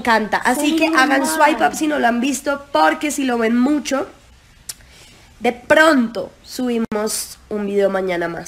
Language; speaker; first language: Spanish; native; Spanish